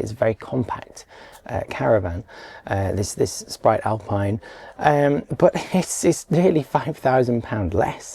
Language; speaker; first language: English; native; English